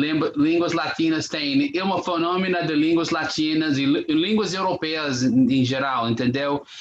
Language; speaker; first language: Portuguese; non-native, fluent; English